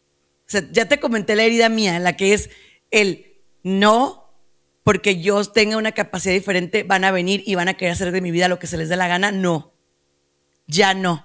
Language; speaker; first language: Spanish; native; Spanish